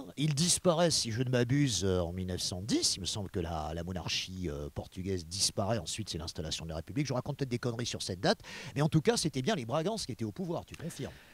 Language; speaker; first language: French; native; French